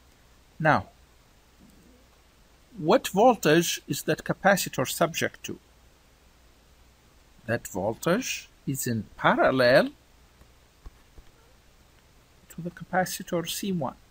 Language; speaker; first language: English; non-native, fluent; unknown